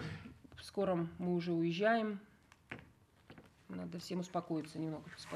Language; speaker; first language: Russian; native; Russian